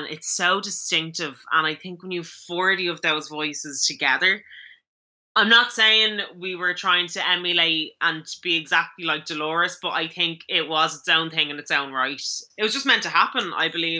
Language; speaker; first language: English; native; English